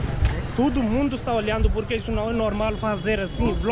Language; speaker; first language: Portuguese; non-native, learner; Hindi